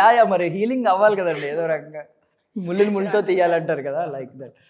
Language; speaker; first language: Telugu; native; Telugu